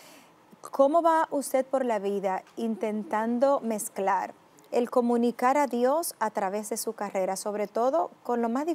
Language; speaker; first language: Spanish; native; Spanish